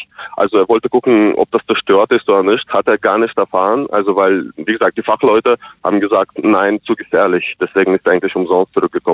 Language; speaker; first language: German; non-native, fluent; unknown